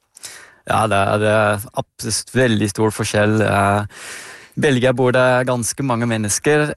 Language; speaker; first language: Norwegian; non-native, fluent; Dutch